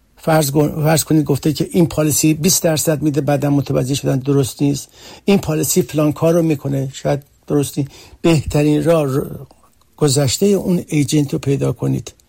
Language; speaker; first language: Persian; early bilingual, heritage; Persian